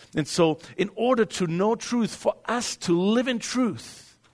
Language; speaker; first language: English; non-native, fluent; German